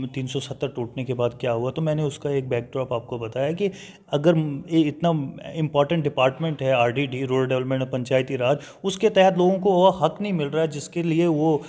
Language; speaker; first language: Hindi; non-native, local second language; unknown